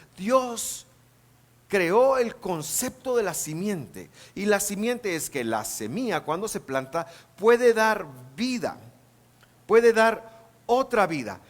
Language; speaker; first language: Spanish; native; Spanish